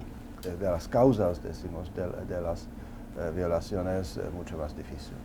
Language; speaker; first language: Spanish; non-native, fluent; Czech